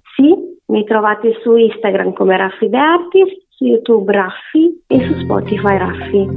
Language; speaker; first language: Italian; early bilingual, heritage; Italian